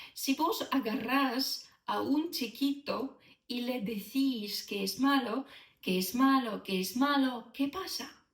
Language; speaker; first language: Spanish; non-native, fluent; Ukrainian